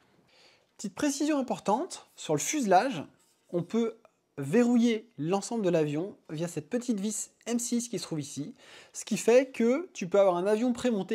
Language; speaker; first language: French; native; French